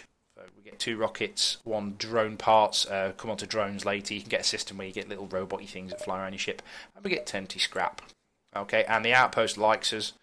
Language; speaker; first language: English; native; English